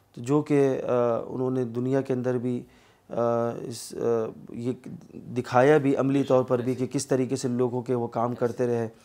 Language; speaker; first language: Urdu; native; Urdu